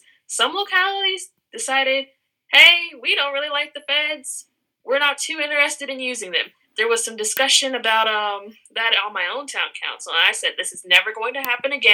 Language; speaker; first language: English; native; English